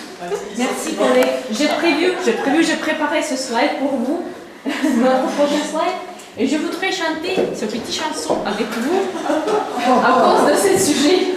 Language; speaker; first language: French; non-native, learner; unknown